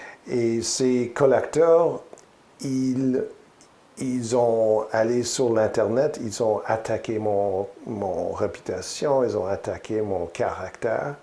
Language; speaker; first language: French; non-native, learner; English